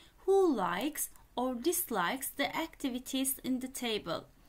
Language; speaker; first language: English; non-native, fluent; Turkish